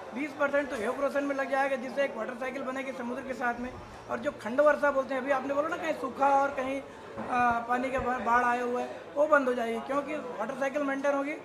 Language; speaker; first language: Hindi; native; Hindi